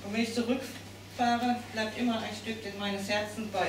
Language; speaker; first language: German; native; German